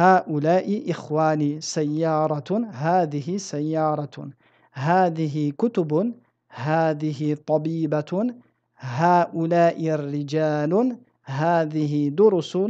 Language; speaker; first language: Arabic; non-native, fluent; French